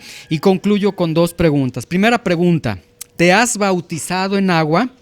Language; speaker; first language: Spanish; native; Spanish